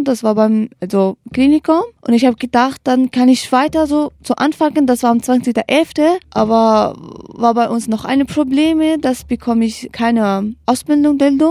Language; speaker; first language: German; non-native, learner; Kurdish